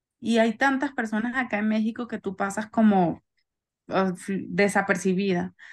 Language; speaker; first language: Spanish; native; Spanish